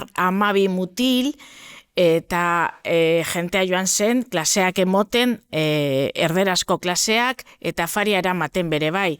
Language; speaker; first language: Basque; non-native, local second language; Spanish